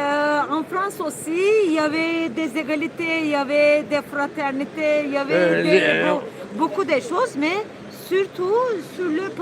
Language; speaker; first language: French; non-native, learner; Turkish